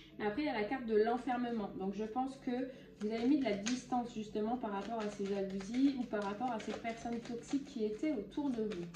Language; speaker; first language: French; native; French